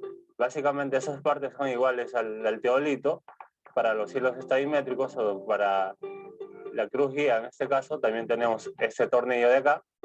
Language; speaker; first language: Spanish; native; Spanish